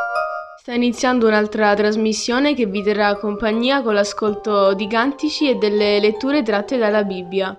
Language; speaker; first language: Italian; native; Italian